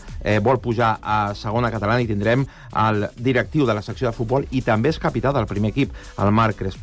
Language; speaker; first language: Catalan; native; Catalan